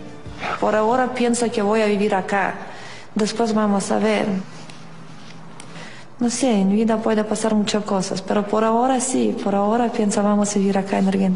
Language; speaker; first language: Spanish; non-native, learner; Lithuanian